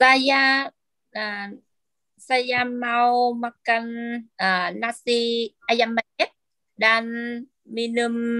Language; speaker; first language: Indonesian; non-native, learner; Vietnamese